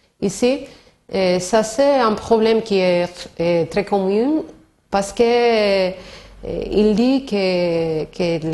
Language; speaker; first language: French; non-native, learner; Spanish